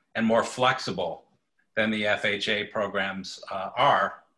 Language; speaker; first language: English; native; English